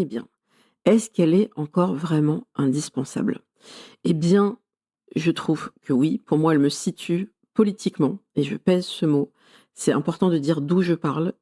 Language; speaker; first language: French; native; French